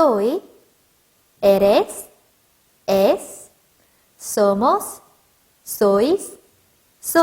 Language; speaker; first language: Spanish; non-native, fluent; Korean